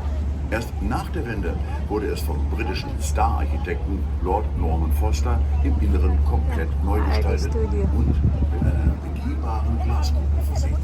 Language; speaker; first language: German; native; German